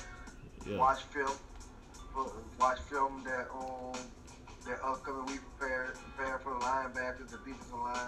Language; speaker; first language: English; native; English